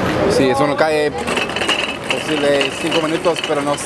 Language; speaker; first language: Spanish; non-native, learner; English